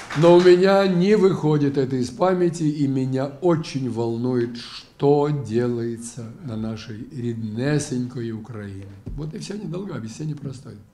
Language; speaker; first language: Russian; native; Russian